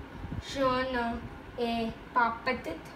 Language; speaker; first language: French; non-native, learner; Gujarati